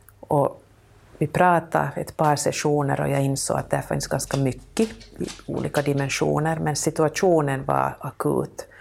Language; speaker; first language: Swedish; native; Swedish